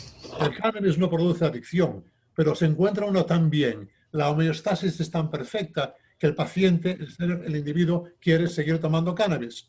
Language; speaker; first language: Spanish; native; Spanish